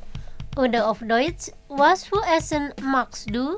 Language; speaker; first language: German; non-native, fluent; Indonesian